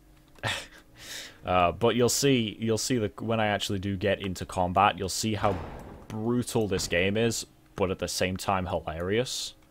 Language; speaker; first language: English; native; English